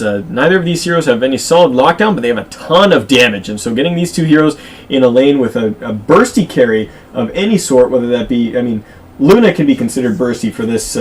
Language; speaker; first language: English; native; English